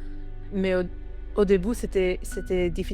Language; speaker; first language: French; non-native, learner; Hebrew